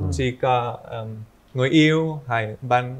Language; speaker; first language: Vietnamese; non-native, learner; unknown